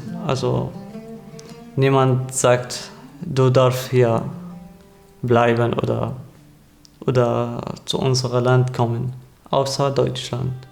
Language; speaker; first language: German; non-native, learner; Arabic